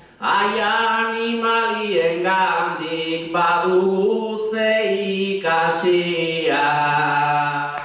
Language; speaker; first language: Basque; native; Basque